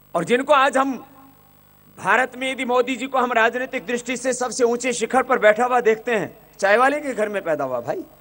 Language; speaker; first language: Hindi; native; Hindi